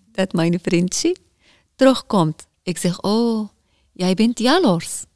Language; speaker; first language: Dutch; non-native, learner; Arabic